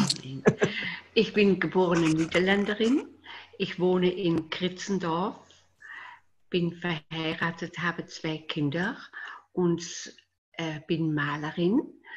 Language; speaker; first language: German; non-native, fluent; Dutch